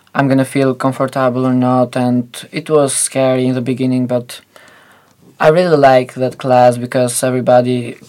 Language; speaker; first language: English; non-native, fluent; Albanian